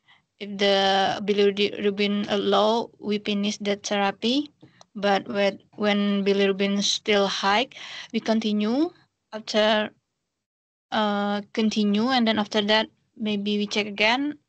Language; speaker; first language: English; non-native, learner; Indonesian